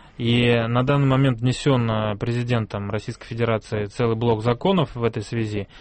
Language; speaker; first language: Russian; native; Russian